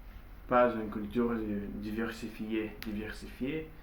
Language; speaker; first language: French; non-native, learner; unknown